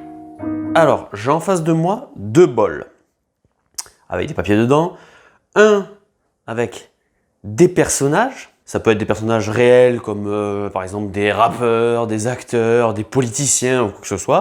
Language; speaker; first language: French; native; French